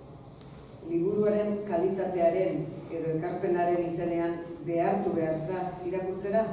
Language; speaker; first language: Basque; native; Basque